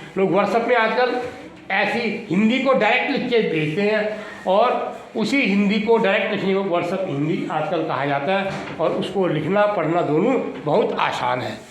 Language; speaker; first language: Hindi; native; Hindi